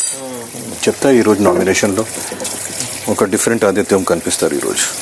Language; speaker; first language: Telugu; non-native, fluent; Hindi